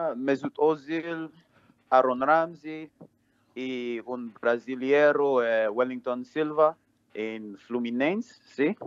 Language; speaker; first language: Spanish; non-native, learner; English